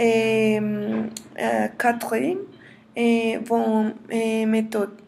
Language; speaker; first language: French; non-native, learner; Spanish